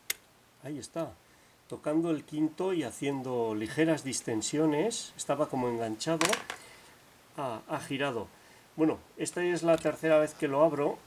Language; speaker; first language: Spanish; native; Spanish